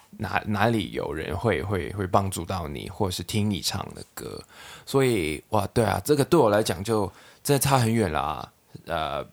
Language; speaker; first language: Chinese; non-native, local second language; Cantonese